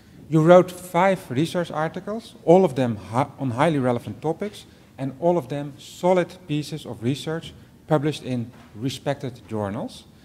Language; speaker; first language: English; non-native, fluent; Dutch